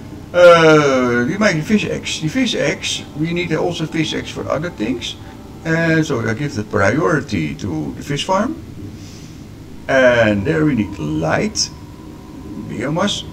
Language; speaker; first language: English; non-native, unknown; Dutch